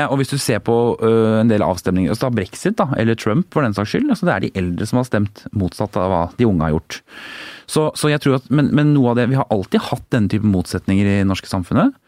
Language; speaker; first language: Norwegian; native; Norwegian